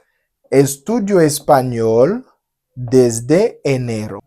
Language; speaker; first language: Spanish; non-native, fluent; Haitian Creole